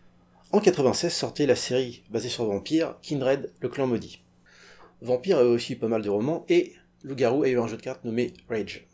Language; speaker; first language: French; native; French